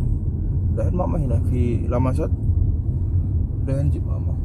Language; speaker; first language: Arabic; non-native, learner; Indonesian